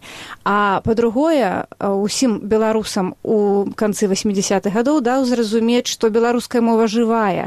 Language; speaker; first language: Belarusian; native; Belarusian